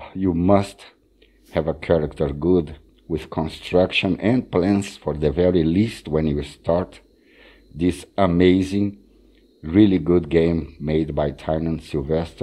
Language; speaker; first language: English; non-native, fluent; Portuguese